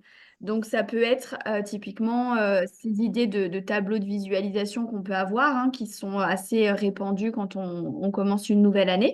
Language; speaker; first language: French; native; French